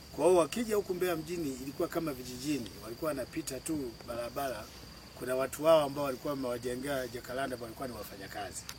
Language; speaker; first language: Swahili; non-native, local second language; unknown